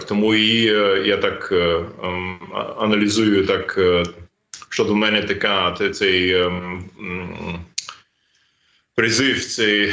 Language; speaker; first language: Ukrainian; non-native, fluent; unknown